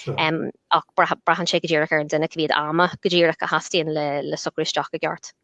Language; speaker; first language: Irish; non-native, local second language; English